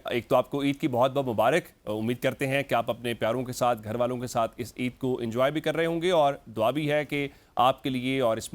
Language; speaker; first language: Urdu; native; Urdu